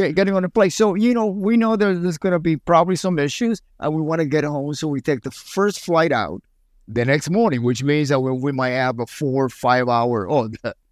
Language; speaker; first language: English; early bilingual, other home language; Spanish